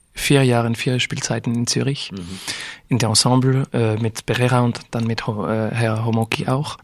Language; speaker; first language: German; non-native, learner; French